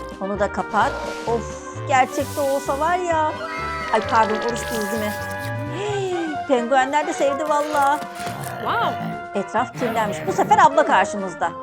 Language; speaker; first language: Turkish; native; Turkish